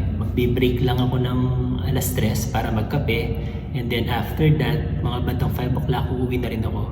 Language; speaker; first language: Filipino; native; Filipino